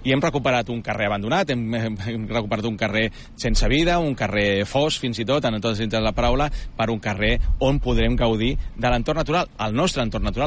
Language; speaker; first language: Catalan; native; Catalan